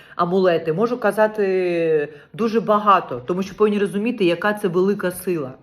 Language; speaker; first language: Ukrainian; native; Ukrainian